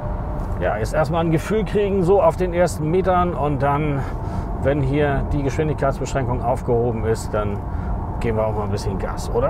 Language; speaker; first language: German; native; German